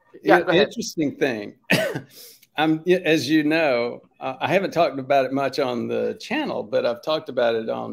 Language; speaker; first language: English; native; English